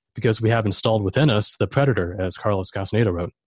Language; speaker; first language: English; non-native, fluent; German